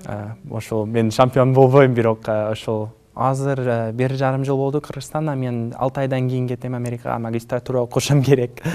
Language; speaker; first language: Kyrgyz; non-native, learner; English